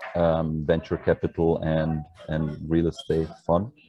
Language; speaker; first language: English; non-native, fluent; Hungarian